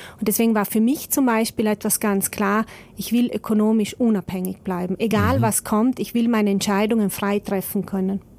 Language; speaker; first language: German; native; German